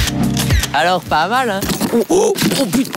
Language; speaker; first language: French; native; French